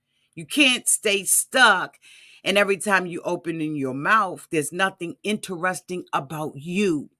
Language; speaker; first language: English; native; English